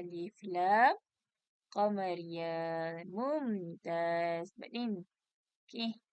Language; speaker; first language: Arabic; non-native, learner; Malay